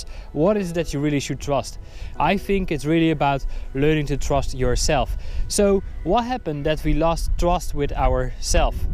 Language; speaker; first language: English; non-native, fluent; Dutch